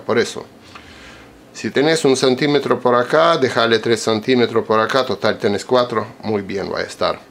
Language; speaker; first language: Spanish; non-native, fluent; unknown